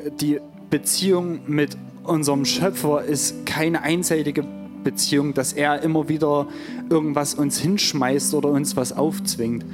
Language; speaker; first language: German; native; German